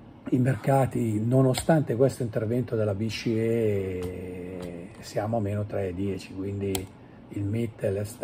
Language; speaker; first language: Italian; native; Italian